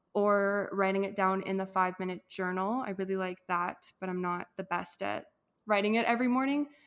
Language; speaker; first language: English; native; English